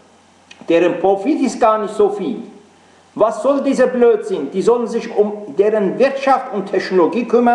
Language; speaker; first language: German; non-native, fluent; Persian